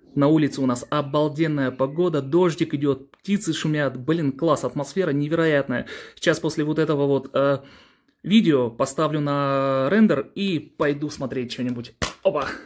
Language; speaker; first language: Russian; early bilingual, heritage; Russian